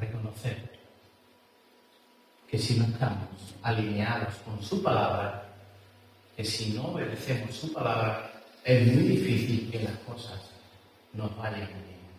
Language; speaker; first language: Spanish; native; Spanish